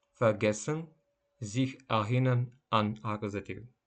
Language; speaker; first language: German; non-native, fluent; Ukrainian